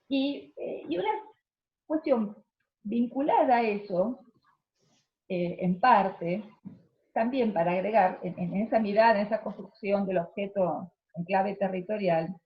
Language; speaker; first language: Spanish; native; Spanish